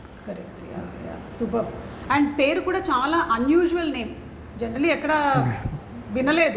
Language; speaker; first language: Telugu; native; Telugu